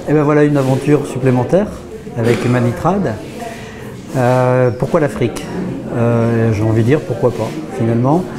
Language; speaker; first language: French; native; French